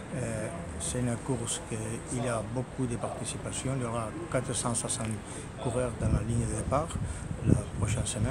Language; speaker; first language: French; non-native, fluent; Spanish